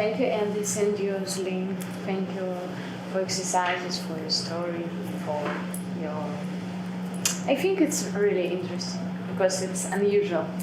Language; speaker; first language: English; non-native, learner; Russian